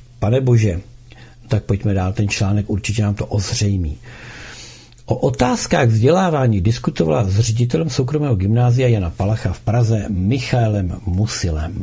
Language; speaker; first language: Czech; native; Czech